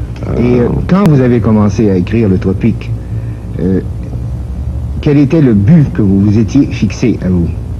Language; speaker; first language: French; native; French